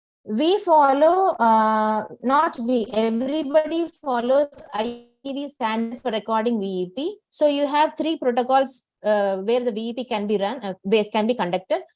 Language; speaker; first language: English; non-native, local second language; Tamil